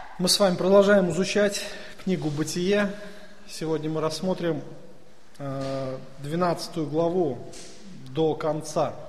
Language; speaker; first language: Russian; native; Russian